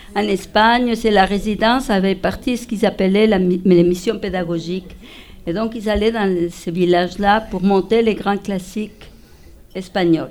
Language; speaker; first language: French; non-native, fluent; Spanish